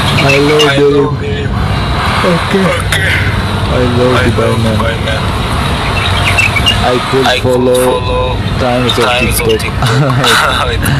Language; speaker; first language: English; non-native, learner; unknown